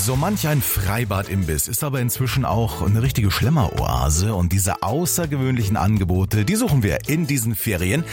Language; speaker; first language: German; native; German